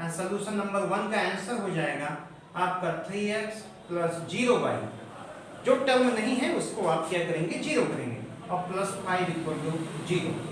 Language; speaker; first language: Hindi; native; Hindi